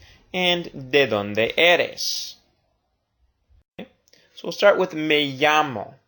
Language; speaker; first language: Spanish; non-native, fluent; English